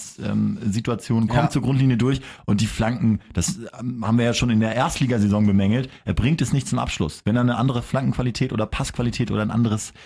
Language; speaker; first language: German; native; German